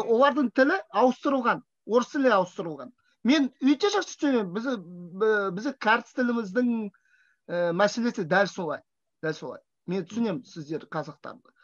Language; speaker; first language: Kazakh; non-native, fluent; Russian